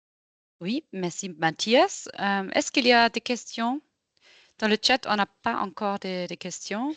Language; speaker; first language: French; non-native, local second language; German